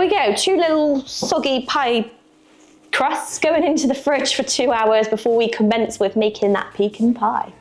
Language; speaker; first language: English; native; English